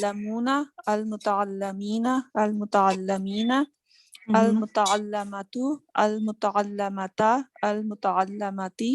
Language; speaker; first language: Arabic; non-native, learner; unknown